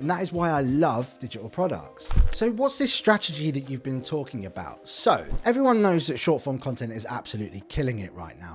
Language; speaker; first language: English; native; English